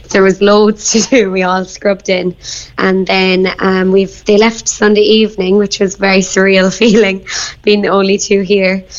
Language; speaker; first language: English; native; English